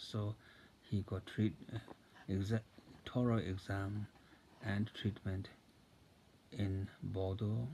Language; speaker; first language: English; non-native, fluent; Tibetan